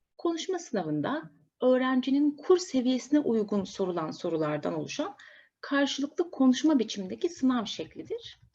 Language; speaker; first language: Turkish; native; Turkish